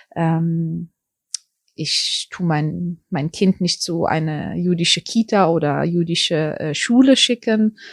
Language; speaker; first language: German; early bilingual, heritage; German